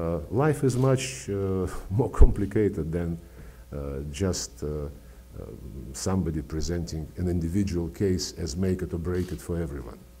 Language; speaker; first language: English; non-native, fluent; Russian